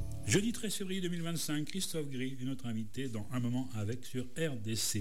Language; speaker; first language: French; native; French